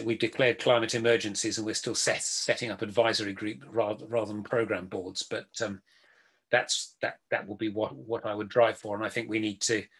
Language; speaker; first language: English; native; English